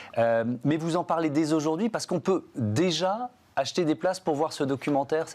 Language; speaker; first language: French; native; French